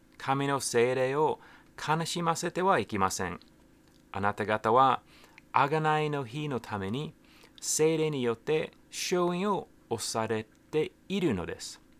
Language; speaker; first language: Japanese; non-native, fluent; English